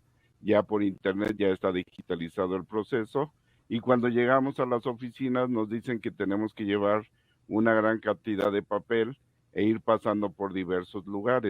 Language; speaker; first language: Spanish; native; Spanish